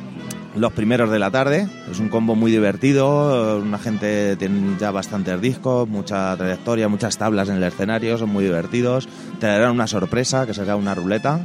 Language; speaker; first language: Spanish; native; Spanish